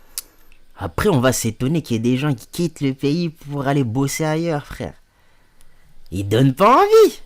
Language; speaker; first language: French; native; French